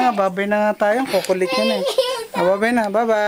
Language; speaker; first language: Filipino; native; Filipino